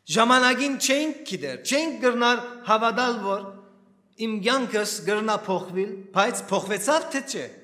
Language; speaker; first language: Armenian; early bilingual, heritage; Armenian